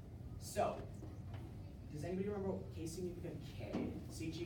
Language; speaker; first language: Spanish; non-native, learner; English